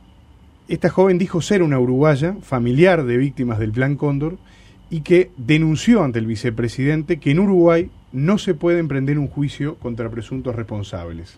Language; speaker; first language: Spanish; native; Spanish